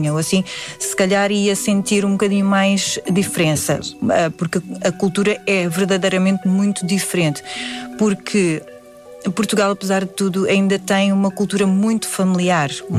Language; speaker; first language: Portuguese; early bilingual, other home language; Indonesian